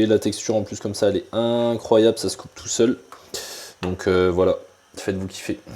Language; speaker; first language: French; native; French